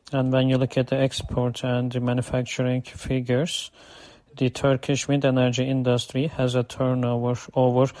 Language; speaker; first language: English; non-native, fluent; Turkish